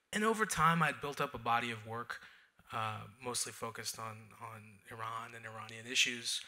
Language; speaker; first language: English; native; English